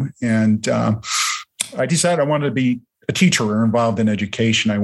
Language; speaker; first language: English; early bilingual, other home language; German